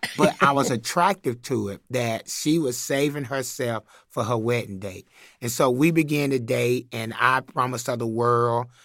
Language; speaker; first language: English; native; English